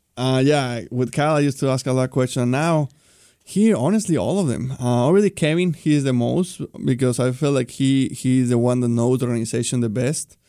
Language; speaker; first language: English; non-native, fluent; Spanish